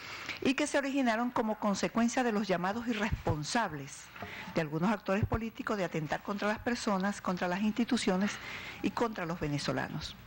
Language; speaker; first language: Spanish; native; Spanish